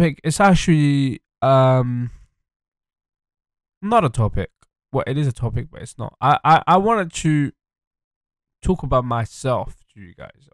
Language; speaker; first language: English; early bilingual, other home language; French